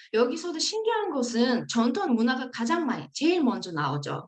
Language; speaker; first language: Korean; non-native, fluent; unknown